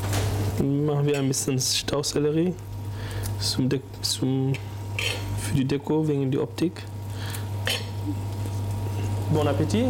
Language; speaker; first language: German; non-native, fluent; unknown